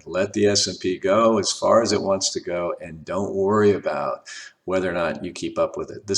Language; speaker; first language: English; native; English